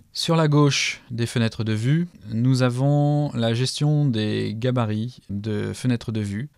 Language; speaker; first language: French; native; French